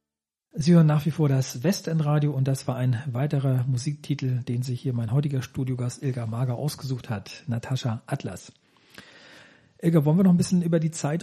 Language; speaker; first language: German; native; German